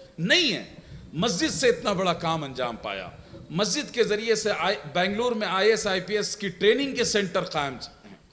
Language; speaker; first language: Urdu; native; Urdu